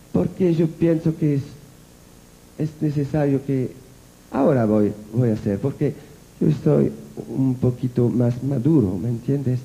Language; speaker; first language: Spanish; non-native, learner; French